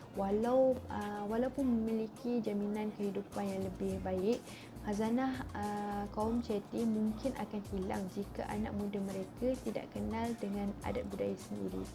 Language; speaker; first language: Malay; native; Malay